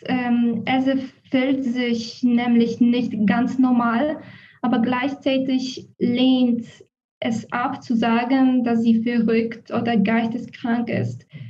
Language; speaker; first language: German; non-native, fluent; Polish